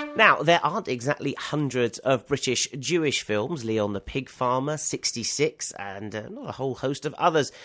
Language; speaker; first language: English; native; English